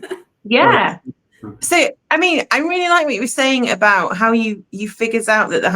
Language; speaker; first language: English; native; English